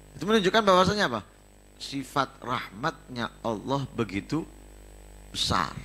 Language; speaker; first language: Indonesian; non-native, local second language; Javanese